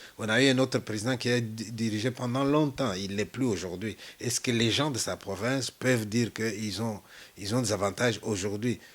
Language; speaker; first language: French; non-native, local second language; Luba-Lulua